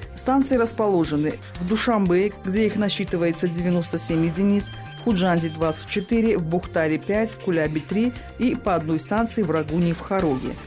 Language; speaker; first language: Russian; non-native, local second language; Tajik